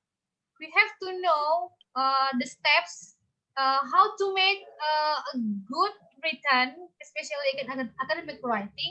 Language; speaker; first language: English; non-native, fluent; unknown